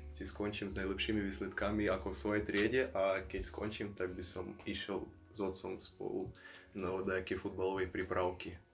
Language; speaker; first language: Slovak; non-native, fluent; Ukrainian